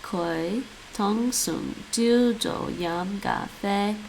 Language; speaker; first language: Chinese; non-native, learner; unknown